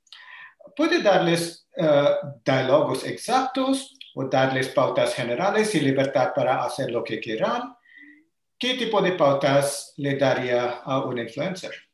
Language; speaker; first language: Spanish; non-native, learner; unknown